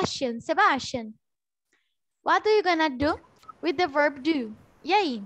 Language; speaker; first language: English; non-native, learner; Portuguese